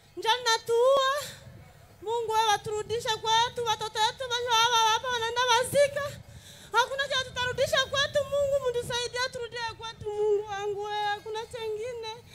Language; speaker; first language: Swahili; native; Swahili